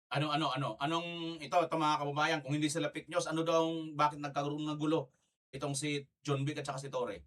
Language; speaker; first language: Filipino; non-native, local second language; Waray